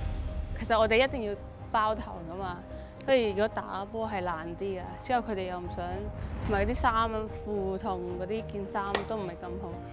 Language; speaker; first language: Cantonese; early bilingual, other home language; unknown